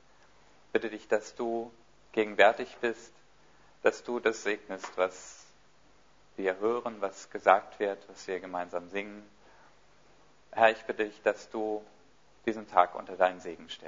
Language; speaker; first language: German; native; German